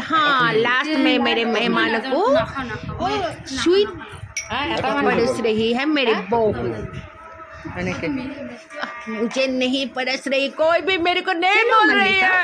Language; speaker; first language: Hindi; non-native, local second language; Assamese